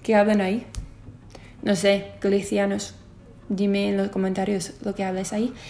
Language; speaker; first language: Spanish; non-native, fluent; English